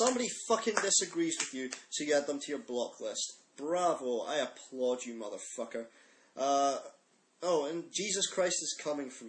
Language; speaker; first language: English; native; English